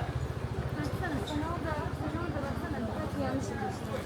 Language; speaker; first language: Turkish; native; Turkish